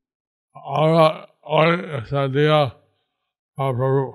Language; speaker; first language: Spanish; non-native, learner; English